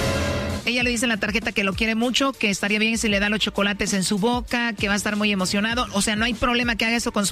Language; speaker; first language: Spanish; native; Spanish